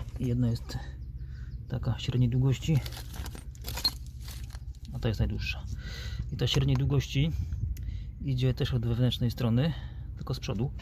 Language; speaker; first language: Polish; native; Polish